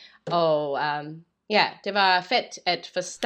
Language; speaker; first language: Danish; non-native, learner; English